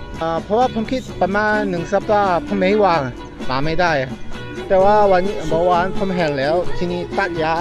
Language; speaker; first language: Thai; non-native, learner; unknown